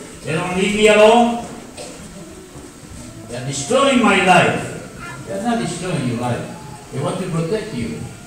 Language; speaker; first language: English; non-native, fluent; Spanish